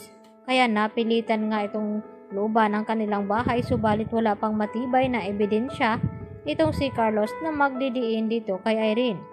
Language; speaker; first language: Filipino; native; Filipino